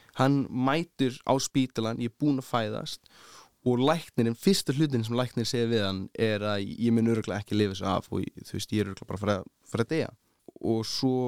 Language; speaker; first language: Icelandic; early bilingual, heritage; Icelandic